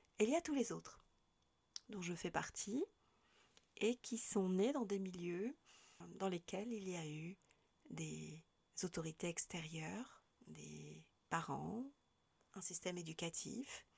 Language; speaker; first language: French; native; French